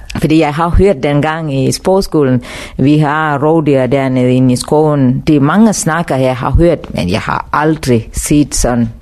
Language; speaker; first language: Danish; non-native, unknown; Tamil